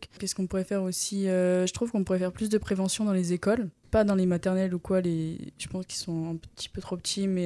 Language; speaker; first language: French; native; French